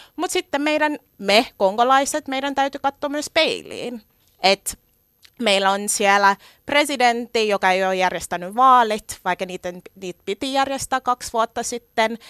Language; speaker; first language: Finnish; early bilingual, other home language; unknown